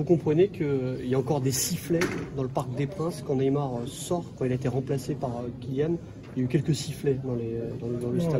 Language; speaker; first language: French; native; French